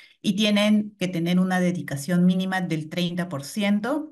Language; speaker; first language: Spanish; native; Spanish